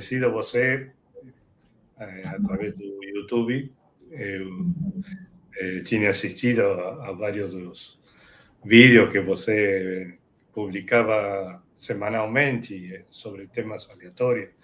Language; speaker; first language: Portuguese; non-native, fluent; Spanish